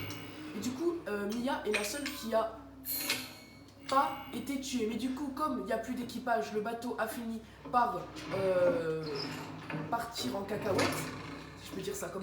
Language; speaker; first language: French; native; French